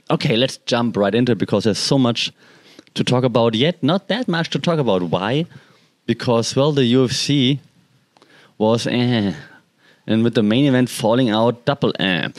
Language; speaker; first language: English; non-native, fluent; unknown